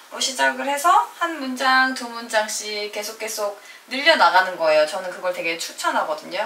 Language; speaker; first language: Korean; native; Korean